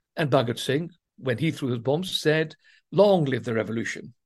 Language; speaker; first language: English; non-native, local second language; Swahili